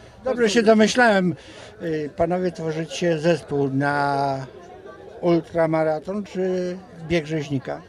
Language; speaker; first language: Polish; native; Polish